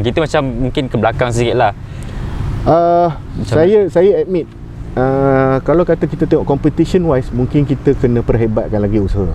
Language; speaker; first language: Malay; native; Malay